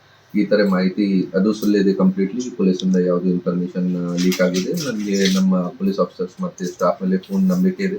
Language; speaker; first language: Kannada; non-native, fluent; Hindi